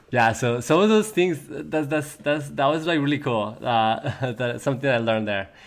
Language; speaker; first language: English; non-native, fluent; Spanish